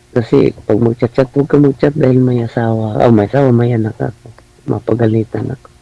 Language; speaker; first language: Filipino; non-native, local second language; Cebuano